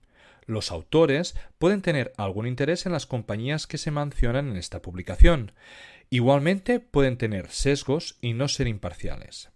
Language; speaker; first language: Spanish; native; Spanish